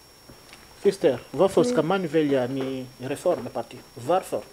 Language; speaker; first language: Swedish; non-native, learner; Lingala